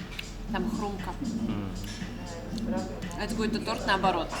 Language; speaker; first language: Russian; native; Russian